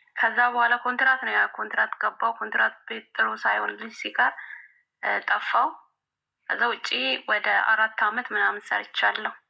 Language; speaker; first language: Amharic; native; Amharic